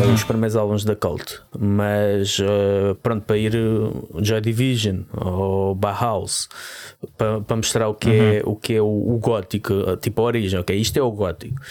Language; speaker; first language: Portuguese; native; Portuguese